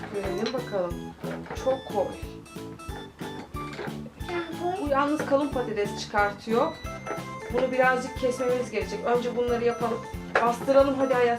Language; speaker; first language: Turkish; native; Turkish